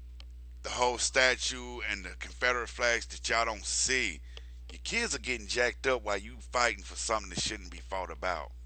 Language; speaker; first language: English; native; English